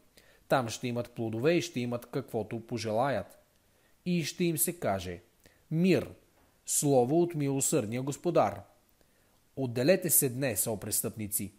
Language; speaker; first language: Bulgarian; native; Bulgarian